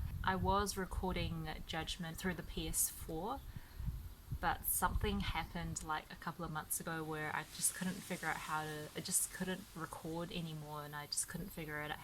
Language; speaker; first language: English; early bilingual, other home language; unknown